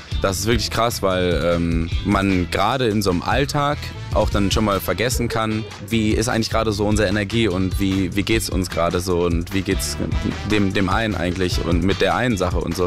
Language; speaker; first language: German; native; German